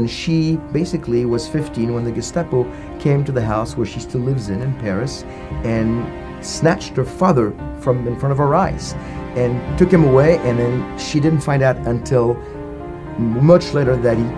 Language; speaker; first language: English; non-native, fluent; French